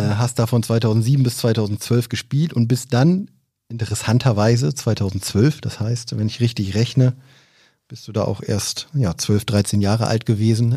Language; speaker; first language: German; native; German